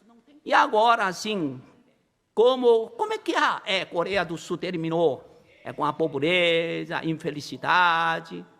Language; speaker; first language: Portuguese; non-native, learner; Korean